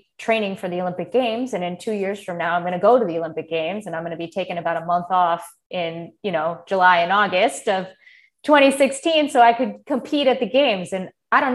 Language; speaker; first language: English; native; English